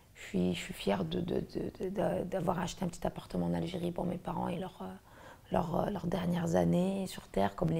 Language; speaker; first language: French; native; French